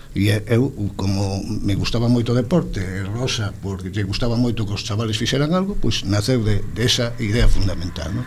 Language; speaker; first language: Galician; non-native, local second language; Spanish